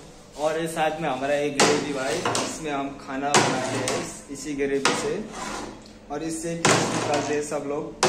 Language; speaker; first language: Hindi; non-native, local second language; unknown